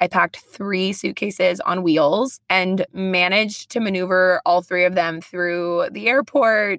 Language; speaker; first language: English; native; English